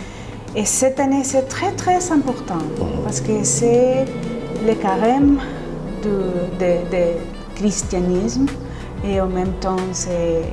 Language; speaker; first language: French; non-native, fluent; Spanish